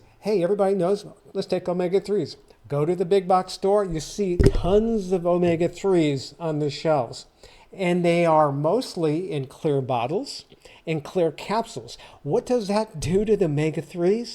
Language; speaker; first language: English; native; English